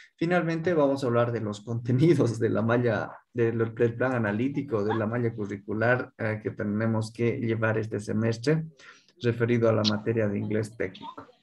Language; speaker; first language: Spanish; non-native, local second language; Quechua